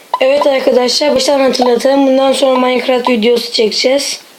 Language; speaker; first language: Turkish; native; Turkish